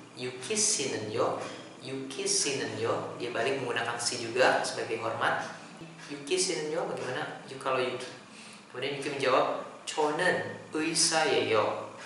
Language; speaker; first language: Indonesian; native; Indonesian